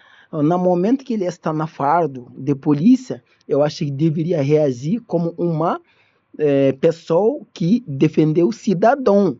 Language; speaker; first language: Portuguese; non-native, learner; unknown